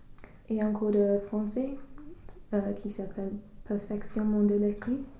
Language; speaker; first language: French; non-native, learner; English